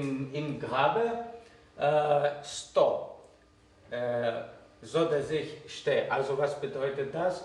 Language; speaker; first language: German; non-native, fluent; Greek